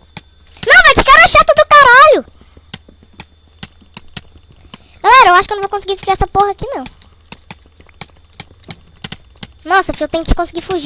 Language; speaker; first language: Portuguese; native; Portuguese